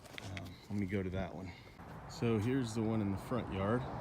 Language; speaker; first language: English; native; English